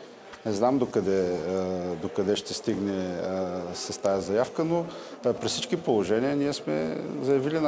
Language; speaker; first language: Bulgarian; native; Bulgarian